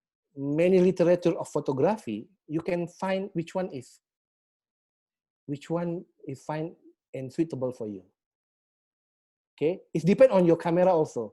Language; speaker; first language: English; non-native, learner; Indonesian